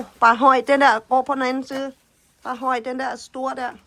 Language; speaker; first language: Danish; non-native, learner; Thai